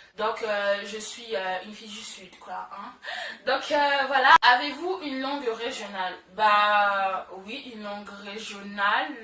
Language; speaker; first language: French; early bilingual, other home language; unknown